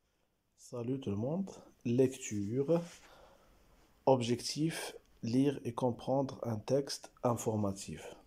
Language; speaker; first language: French; non-native, local second language; Arabic